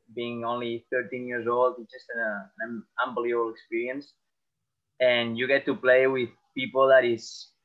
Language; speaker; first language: English; non-native, fluent; Catalan